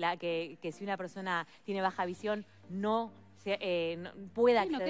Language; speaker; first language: Spanish; native; Spanish